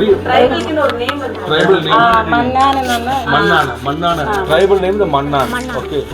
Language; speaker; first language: Tamil; native; Tamil